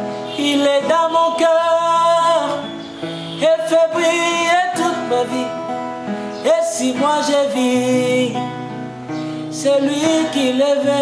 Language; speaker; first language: French; non-native, local second language; Lingala